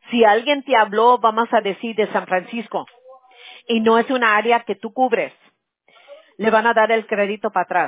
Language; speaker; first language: Spanish; early bilingual, heritage; Spanish